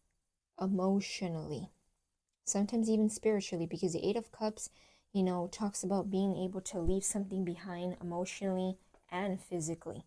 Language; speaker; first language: English; native; English